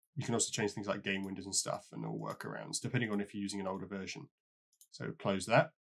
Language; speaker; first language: English; native; English